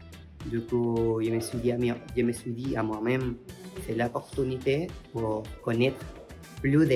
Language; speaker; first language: French; non-native, learner; Spanish